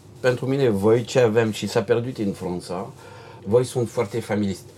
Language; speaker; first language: Romanian; non-native, learner; French